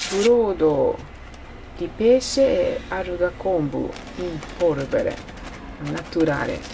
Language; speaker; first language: Italian; non-native, learner; Japanese